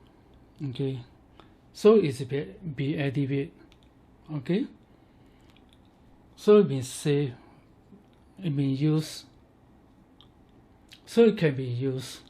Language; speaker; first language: English; non-native, learner; Chinese